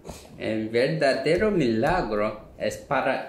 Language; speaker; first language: Spanish; non-native, learner; Korean